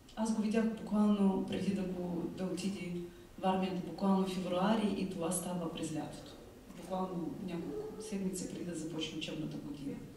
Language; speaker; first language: Bulgarian; early bilingual, heritage; Bulgarian